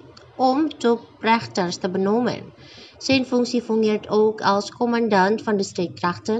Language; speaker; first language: Dutch; non-native, fluent; Indonesian